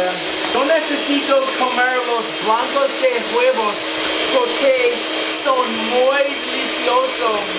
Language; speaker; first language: Spanish; non-native, learner; English